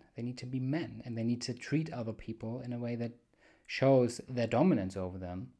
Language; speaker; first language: English; non-native, fluent; German